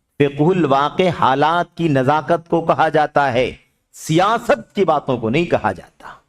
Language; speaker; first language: Urdu; native; Urdu